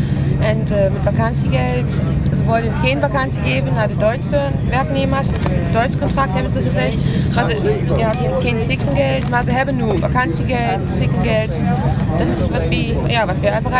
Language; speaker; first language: Dutch; non-native, learner; German